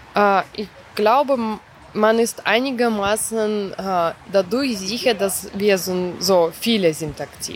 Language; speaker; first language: German; non-native, fluent; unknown